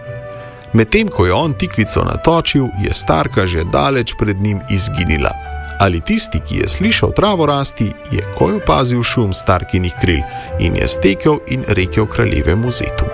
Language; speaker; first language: Slovenian; native; Slovenian